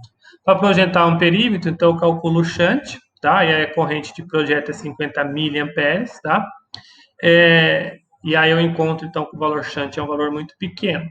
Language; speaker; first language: Portuguese; native; Portuguese